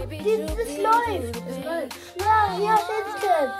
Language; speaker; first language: German; early bilingual, other home language; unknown